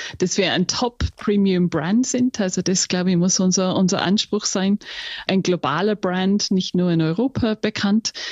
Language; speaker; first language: German; non-native, fluent; English